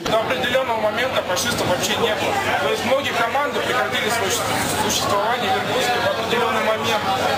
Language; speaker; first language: Russian; native; Russian